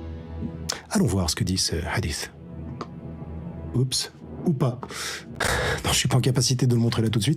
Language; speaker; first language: French; native; French